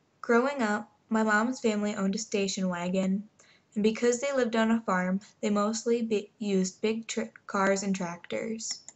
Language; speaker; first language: English; native; English